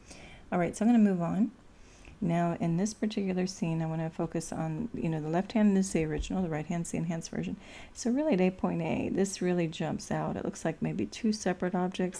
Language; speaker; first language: English; native; English